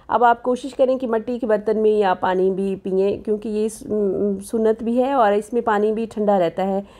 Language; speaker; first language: Urdu; native; Urdu